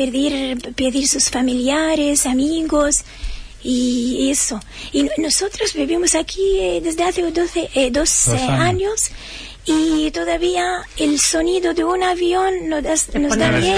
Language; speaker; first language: Spanish; non-native, fluent; Arabic